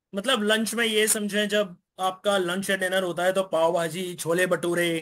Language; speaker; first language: Hindi; native; Hindi